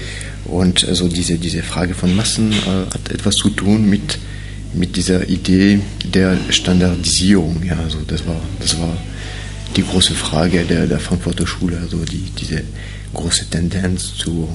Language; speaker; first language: German; non-native, fluent; French